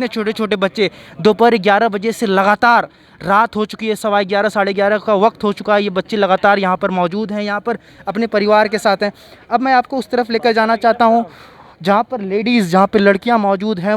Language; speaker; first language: Hindi; native; Hindi